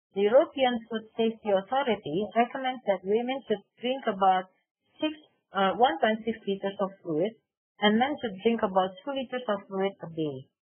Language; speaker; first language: English; non-native, fluent; Indonesian